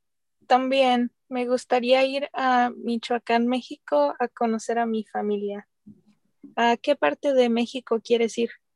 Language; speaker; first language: Spanish; early bilingual, heritage; Spanish